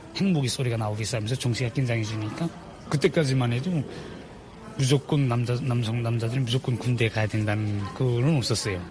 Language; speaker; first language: Korean; native; Korean